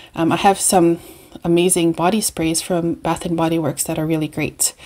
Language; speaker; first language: English; native; English